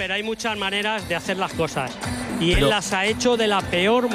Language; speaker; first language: Spanish; native; Spanish